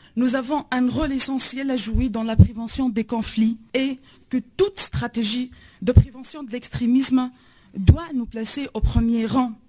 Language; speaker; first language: French; non-native, local second language; Arabic